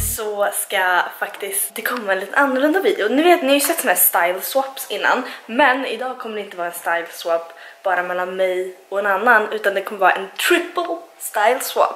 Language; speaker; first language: Swedish; native; Swedish